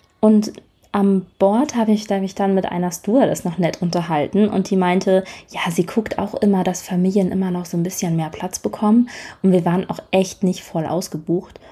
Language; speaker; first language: German; native; German